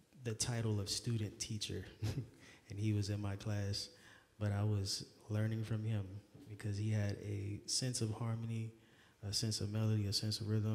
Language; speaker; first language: English; native; English